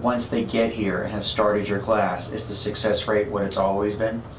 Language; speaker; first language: English; native; English